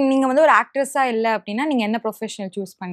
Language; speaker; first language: Tamil; native; Tamil